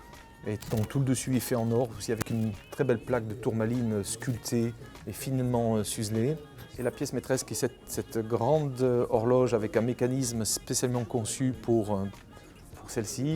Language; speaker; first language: French; native; French